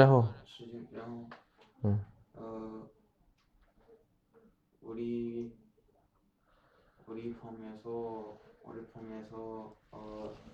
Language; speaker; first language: Korean; non-native, learner; Chinese